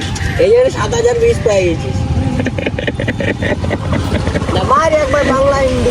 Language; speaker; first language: Hindi; non-native, local second language; Bangla